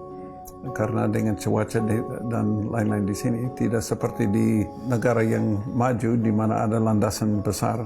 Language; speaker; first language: Indonesian; non-native, fluent; English